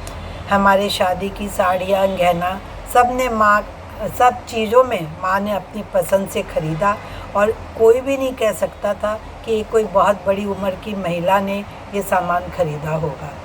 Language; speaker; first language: Hindi; native; Hindi